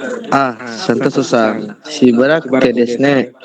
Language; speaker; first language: Japanese; non-native, learner; Indonesian